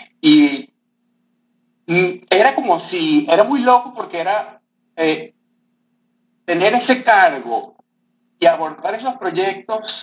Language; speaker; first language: Spanish; native; Spanish